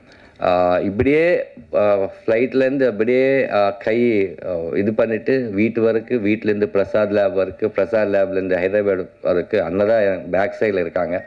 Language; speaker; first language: Tamil; non-native, learner; Telugu